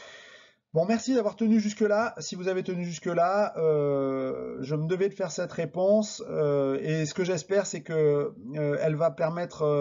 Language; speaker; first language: French; native; French